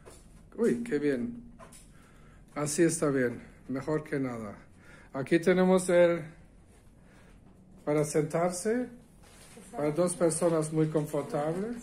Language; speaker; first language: Spanish; non-native, fluent; German